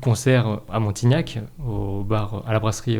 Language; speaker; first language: French; native; French